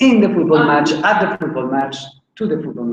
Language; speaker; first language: English; non-native, fluent; Spanish